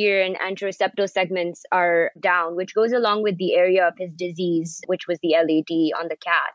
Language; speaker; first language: English; non-native, local second language; Urdu